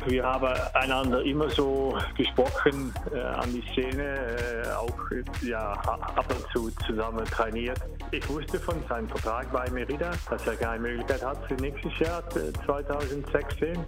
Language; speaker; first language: German; non-native, learner; Dutch